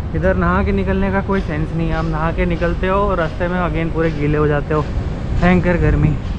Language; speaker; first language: Hindi; native; Hindi